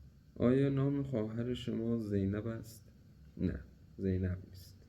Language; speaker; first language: Persian; native; Persian